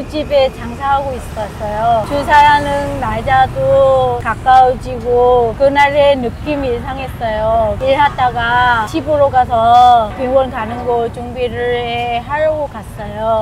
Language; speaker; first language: Korean; non-native, fluent; Vietnamese